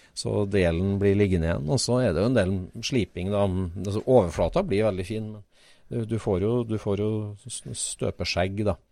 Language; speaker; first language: Norwegian; native; Norwegian